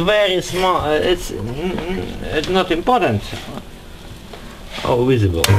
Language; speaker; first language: English; non-native, learner; Russian